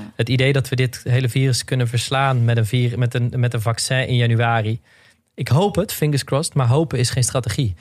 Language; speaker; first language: Dutch; native; Dutch